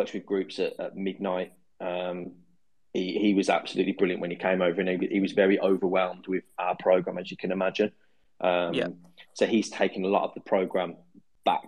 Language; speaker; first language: English; native; English